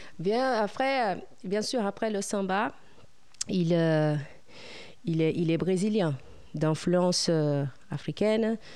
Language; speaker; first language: French; non-native, fluent; Portuguese